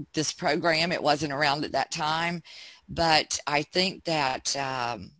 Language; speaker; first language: English; native; English